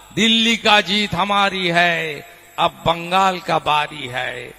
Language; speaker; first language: Hindi; non-native, local second language; Bangla